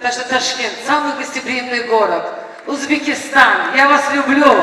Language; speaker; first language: Russian; non-native, fluent; Azerbaijani